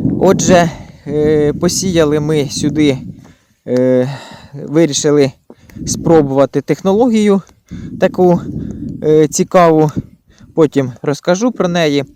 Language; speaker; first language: Ukrainian; native; Ukrainian